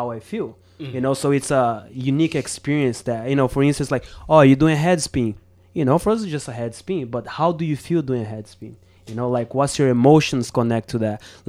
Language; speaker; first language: English; non-native, fluent; Portuguese